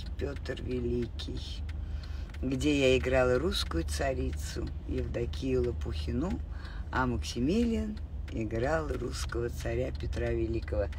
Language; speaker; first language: Russian; native; Russian